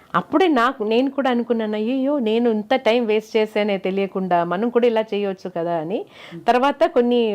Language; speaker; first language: Telugu; non-native, fluent; Malayalam